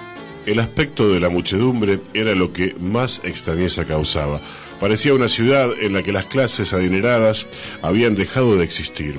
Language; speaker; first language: Spanish; native; Spanish